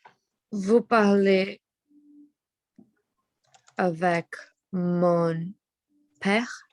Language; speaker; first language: French; non-native, learner; Portuguese